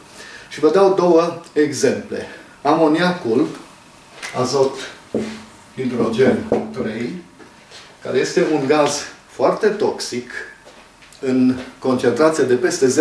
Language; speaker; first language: Romanian; native; Romanian